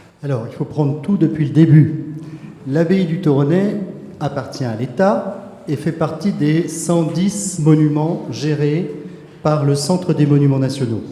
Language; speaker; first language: French; native; French